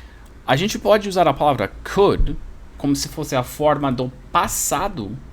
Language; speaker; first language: Portuguese; non-native, fluent; English